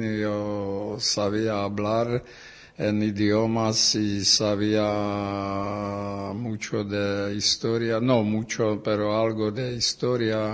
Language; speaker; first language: Spanish; non-native, learner; Czech